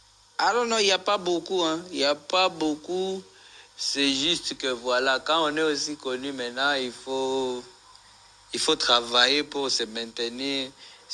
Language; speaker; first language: French; non-native, local second language; Swahili